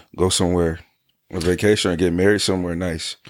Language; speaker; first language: English; native; English